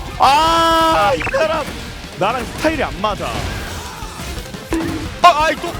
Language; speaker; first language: Korean; native; Korean